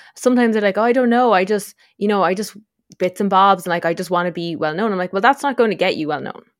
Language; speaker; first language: English; native; English